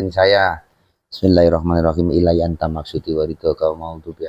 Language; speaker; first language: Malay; non-native, local second language; Javanese